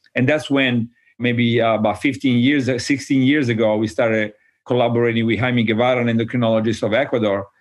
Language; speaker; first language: English; non-native, fluent; Italian